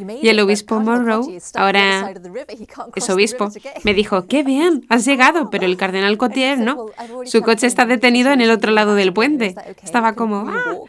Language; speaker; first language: Spanish; non-native, fluent; English